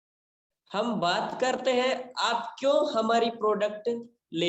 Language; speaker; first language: Hindi; native; Hindi